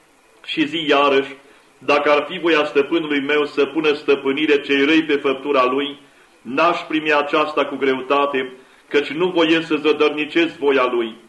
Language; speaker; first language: Romanian; native; Romanian